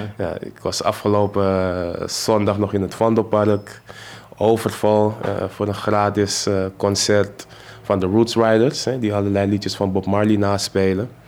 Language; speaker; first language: Dutch; native; Dutch